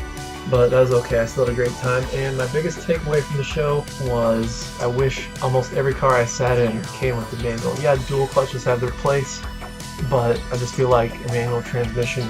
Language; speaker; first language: English; native; English